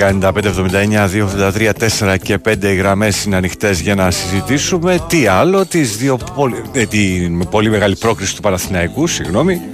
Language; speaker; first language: Greek; native; Greek